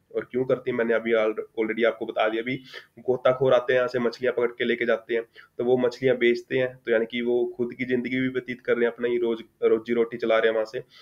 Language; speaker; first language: Hindi; non-native, local second language; Punjabi